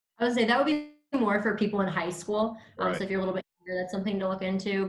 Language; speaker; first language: English; native; English